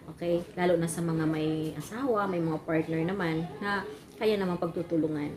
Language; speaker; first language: Filipino; non-native, local second language; Cebuano